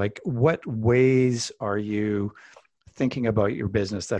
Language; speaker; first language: English; native; English